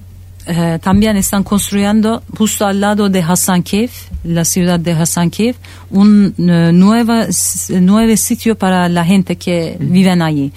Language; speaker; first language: Spanish; non-native, fluent; Turkish